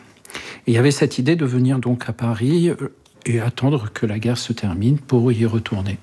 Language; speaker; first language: French; early bilingual, other home language; Arabic